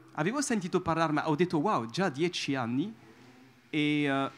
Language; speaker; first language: Italian; non-native, fluent; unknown